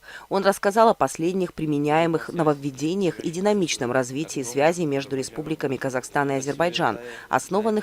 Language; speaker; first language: Russian; native; Russian